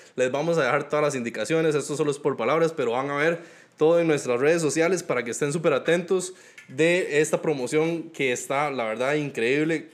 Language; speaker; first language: Spanish; native; Spanish